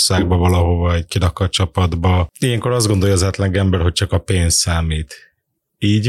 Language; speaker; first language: Hungarian; native; Hungarian